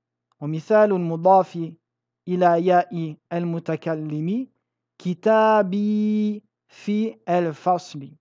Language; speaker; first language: Arabic; non-native, fluent; French